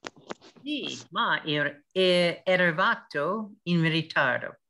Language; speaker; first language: Italian; non-native, learner; English